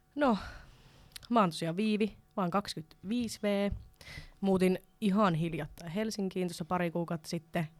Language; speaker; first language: Finnish; non-native, local second language; Swedish